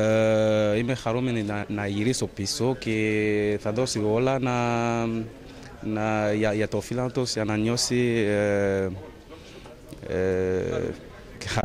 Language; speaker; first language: Greek; non-native, fluent; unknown